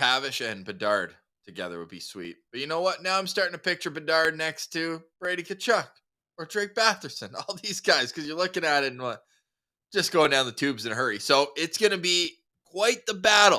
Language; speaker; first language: English; native; English